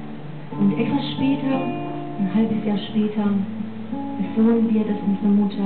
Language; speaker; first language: German; non-native, fluent; English